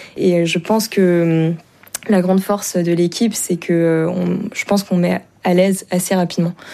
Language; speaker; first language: French; native; French